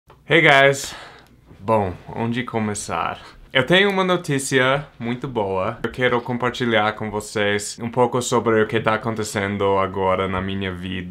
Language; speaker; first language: Portuguese; non-native, fluent; English